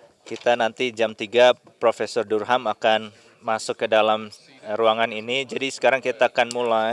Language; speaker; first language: Indonesian; non-native, fluent; English